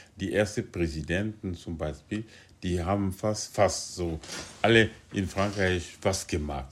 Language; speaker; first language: German; non-native, fluent; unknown